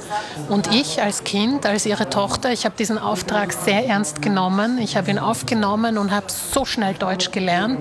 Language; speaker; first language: German; early bilingual, other home language; Slovak